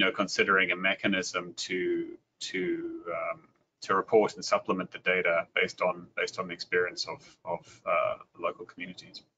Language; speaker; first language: English; native; English